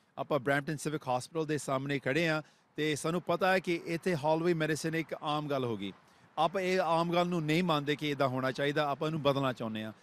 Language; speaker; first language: Punjabi; early bilingual, heritage; Punjabi